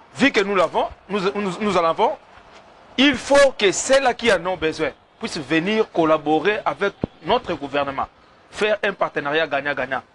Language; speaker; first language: French; non-native, local second language; Lingala